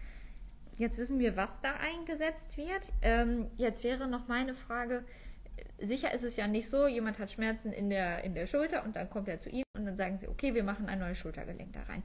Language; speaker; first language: German; native; German